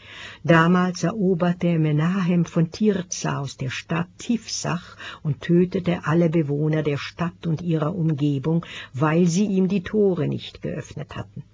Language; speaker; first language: German; native; German